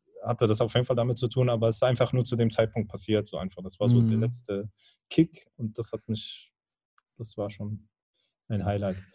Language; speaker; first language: German; native; German